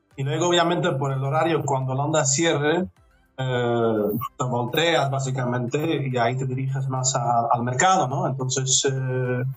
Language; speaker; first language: Spanish; non-native, fluent; Dutch